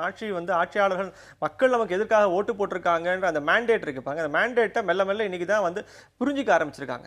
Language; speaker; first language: Tamil; native; Tamil